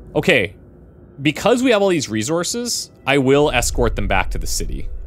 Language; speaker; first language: English; native; English